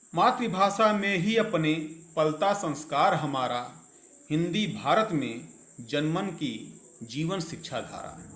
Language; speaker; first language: Hindi; native; Hindi